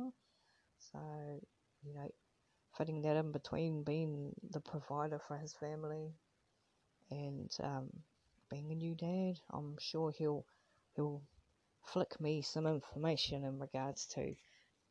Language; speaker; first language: English; native; English